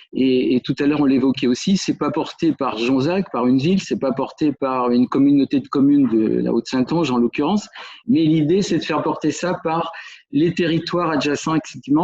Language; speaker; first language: French; native; French